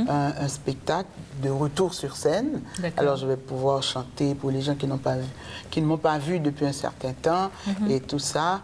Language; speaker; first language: French; native; French